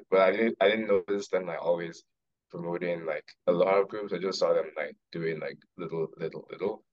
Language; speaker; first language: English; non-native, local second language; Yoruba